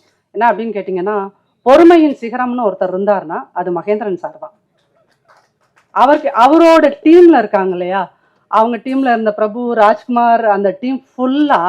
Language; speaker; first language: Tamil; native; Tamil